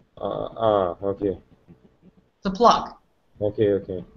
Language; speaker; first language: English; non-native, learner; Russian